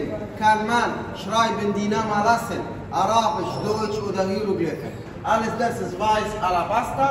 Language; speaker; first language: German; non-native, learner; Arabic